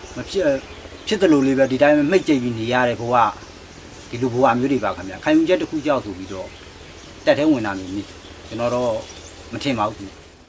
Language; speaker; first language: Burmese; native; Burmese